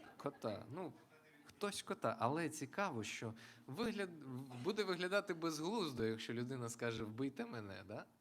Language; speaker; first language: Ukrainian; non-native, local second language; Russian